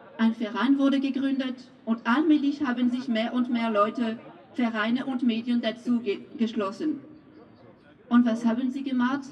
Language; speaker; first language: German; non-native, fluent; French